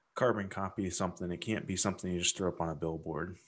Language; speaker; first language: English; native; English